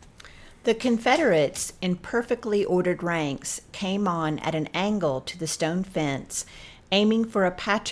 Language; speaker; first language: English; native; English